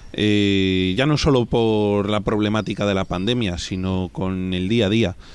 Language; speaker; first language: Spanish; native; Spanish